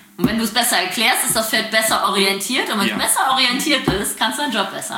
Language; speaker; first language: German; native; German